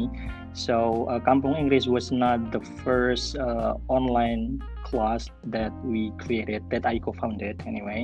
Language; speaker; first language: English; non-native, fluent; Indonesian